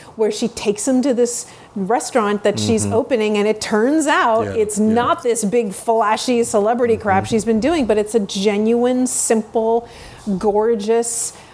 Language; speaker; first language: English; native; English